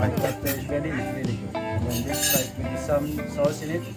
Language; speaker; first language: English; non-native, fluent; Indonesian